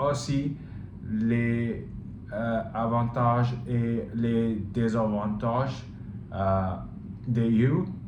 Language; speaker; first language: French; non-native, learner; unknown